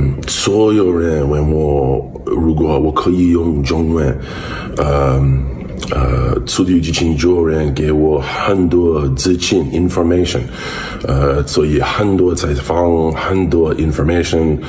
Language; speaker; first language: Chinese; non-native, learner; English